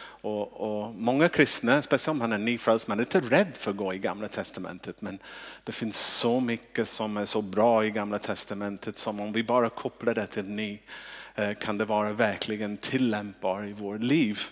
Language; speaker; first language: Swedish; non-native, fluent; English